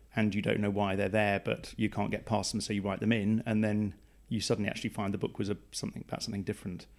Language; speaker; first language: English; native; English